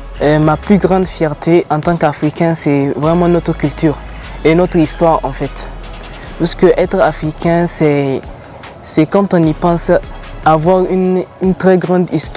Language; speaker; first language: French; non-native, local second language; Hausa